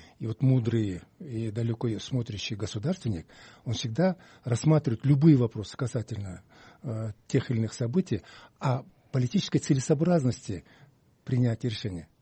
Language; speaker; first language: Russian; non-native, local second language; Kyrgyz